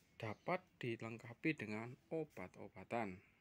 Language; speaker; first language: Indonesian; native; Indonesian